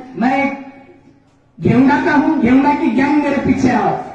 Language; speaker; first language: Hindi; non-native, local second language; Marathi